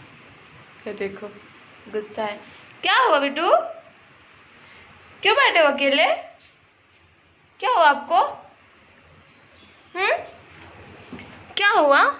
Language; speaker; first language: Hindi; native; Hindi